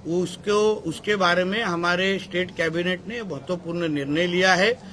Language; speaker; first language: Hindi; non-native, local second language; Marathi